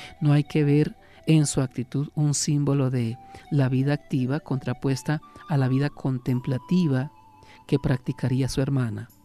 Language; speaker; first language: Spanish; native; Spanish